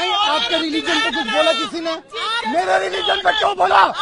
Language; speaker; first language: Hindi; non-native, local second language; Punjabi